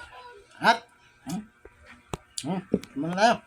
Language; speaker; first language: Filipino; native; Filipino